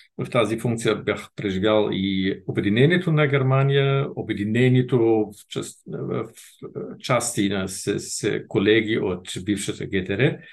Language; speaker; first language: Bulgarian; non-native, fluent; German